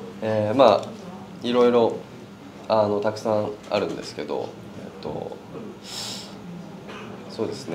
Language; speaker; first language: Japanese; native; Japanese